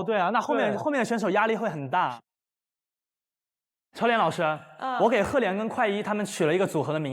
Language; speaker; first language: Chinese; native; Chinese